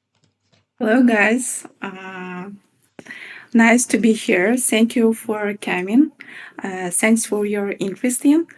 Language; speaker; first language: English; non-native, fluent; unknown